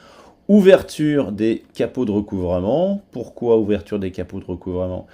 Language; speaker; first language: French; native; French